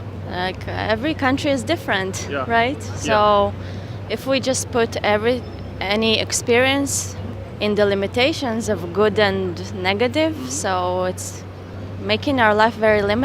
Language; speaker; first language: English; non-native, fluent; Hebrew